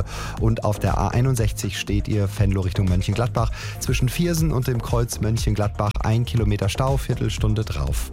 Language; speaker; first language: German; native; German